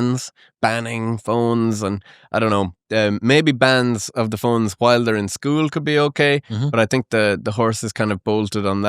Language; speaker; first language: English; native; English